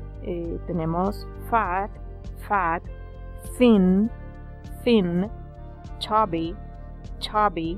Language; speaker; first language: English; non-native, fluent; Spanish